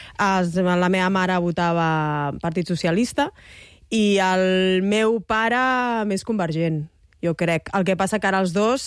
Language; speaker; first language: Catalan; native; Catalan